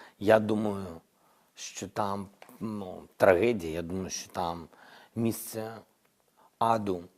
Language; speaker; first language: Ukrainian; non-native, local second language; Russian